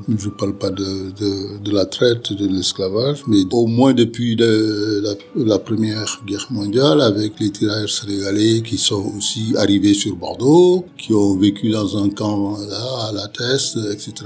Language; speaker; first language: French; non-native, local second language; Wolof